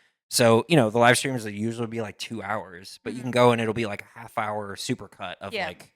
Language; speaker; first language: English; native; English